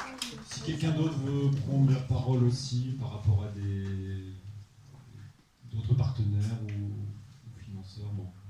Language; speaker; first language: French; native; French